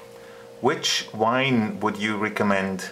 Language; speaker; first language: English; non-native, fluent; German